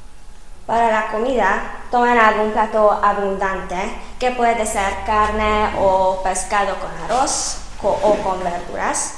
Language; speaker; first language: Spanish; non-native, fluent; Hungarian